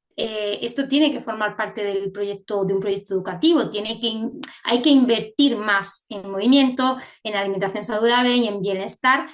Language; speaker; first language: Spanish; native; Spanish